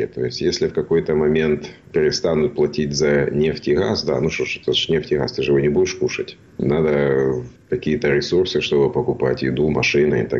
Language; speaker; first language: Russian; native; Russian